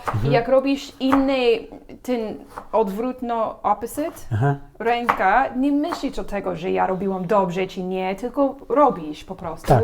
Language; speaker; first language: Polish; non-native, learner; English